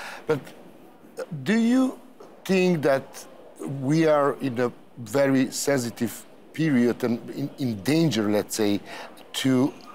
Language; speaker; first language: English; non-native, fluent; Macedonian